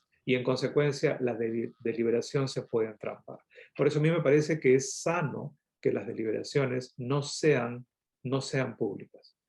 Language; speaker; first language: Spanish; native; Spanish